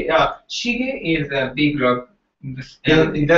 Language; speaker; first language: English; non-native, learner; Japanese